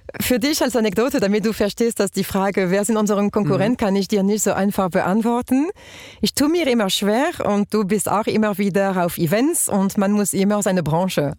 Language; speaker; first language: German; non-native, fluent; French